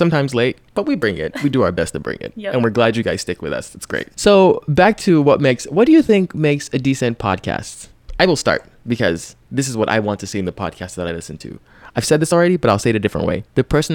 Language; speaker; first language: English; non-native, local second language; Yoruba